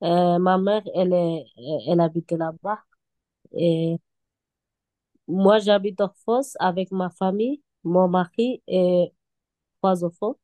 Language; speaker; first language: French; non-native, learner; Bangla